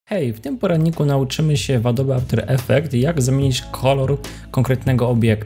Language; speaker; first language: Polish; native; Polish